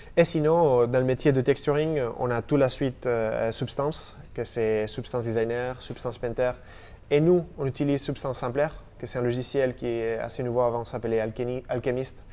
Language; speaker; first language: French; non-native, fluent; Spanish